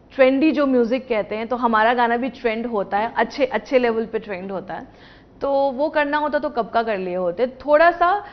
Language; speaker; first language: Hindi; native; Hindi